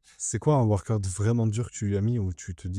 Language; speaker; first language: French; native; French